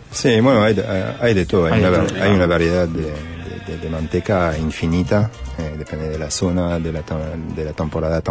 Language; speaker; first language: Spanish; non-native, fluent; French